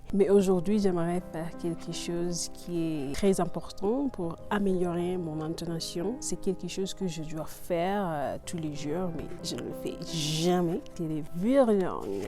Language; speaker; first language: French; non-native, learner; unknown